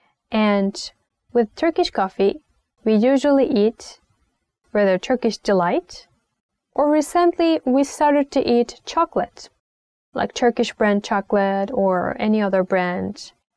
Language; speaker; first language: English; non-native, fluent; Turkish